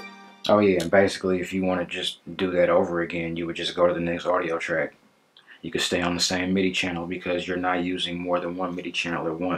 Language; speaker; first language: English; native; English